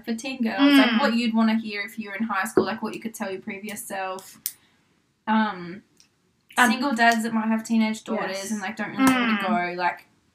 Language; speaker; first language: English; native; English